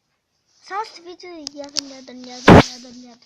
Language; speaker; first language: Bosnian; early bilingual, heritage; Bosnian